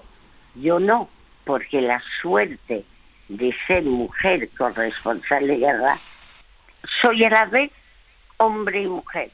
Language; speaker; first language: Spanish; early bilingual, other home language; French